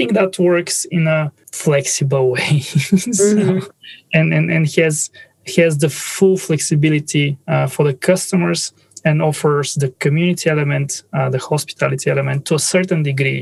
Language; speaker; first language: English; non-native, fluent; Bulgarian